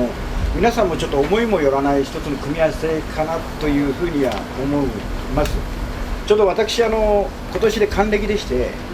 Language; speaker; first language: Japanese; native; Japanese